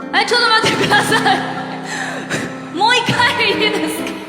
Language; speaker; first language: Japanese; non-native, learner; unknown